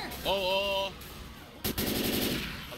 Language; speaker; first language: German; native; German